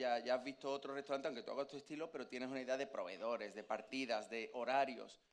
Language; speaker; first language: Spanish; native; Spanish